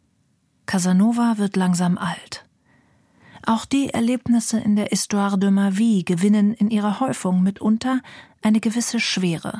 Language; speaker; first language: German; native; German